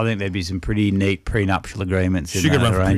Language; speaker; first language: English; native; English